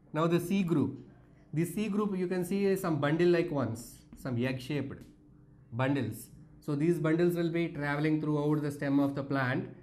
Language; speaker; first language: English; non-native, local second language; Telugu